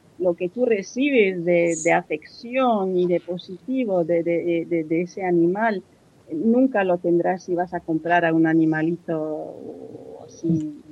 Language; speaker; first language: Spanish; non-native, fluent; French